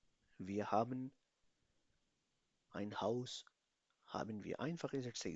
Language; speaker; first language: German; non-native, fluent; Urdu